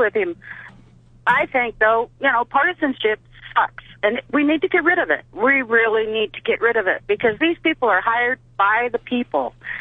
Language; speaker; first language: English; native; English